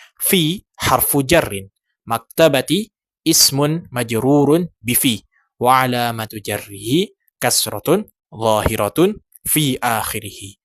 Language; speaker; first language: Arabic; non-native, fluent; Indonesian